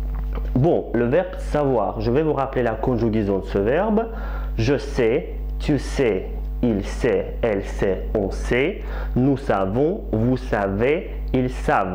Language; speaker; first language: French; non-native, fluent; Russian